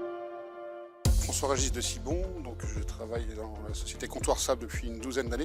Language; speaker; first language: French; native; French